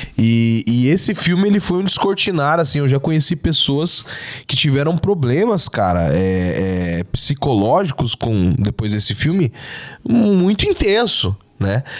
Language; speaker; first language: Portuguese; native; Portuguese